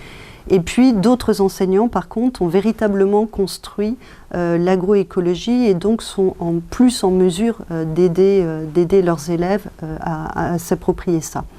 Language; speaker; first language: French; native; French